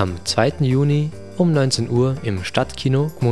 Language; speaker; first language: German; native; German